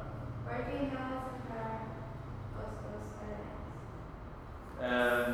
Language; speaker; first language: Spanish; non-native, learner; English